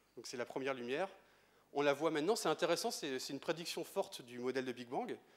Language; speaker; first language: French; native; French